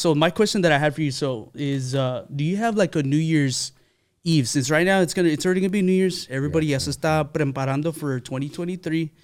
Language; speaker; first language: English; early bilingual, other home language; Spanish